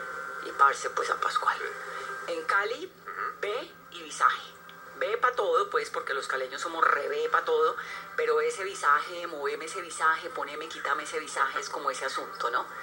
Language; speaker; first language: Spanish; native; Spanish